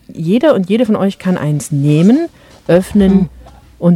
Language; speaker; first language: German; native; German